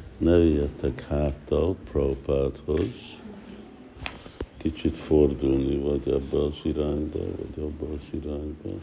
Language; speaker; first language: Hungarian; early bilingual, heritage; Hungarian